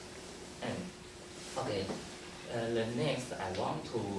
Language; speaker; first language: English; non-native, learner; Chinese